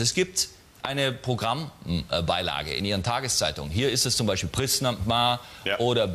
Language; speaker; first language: German; native; German